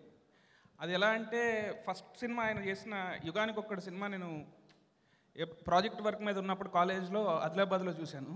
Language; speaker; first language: Telugu; native; Telugu